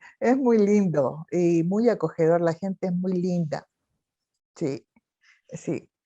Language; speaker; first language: Spanish; native; Spanish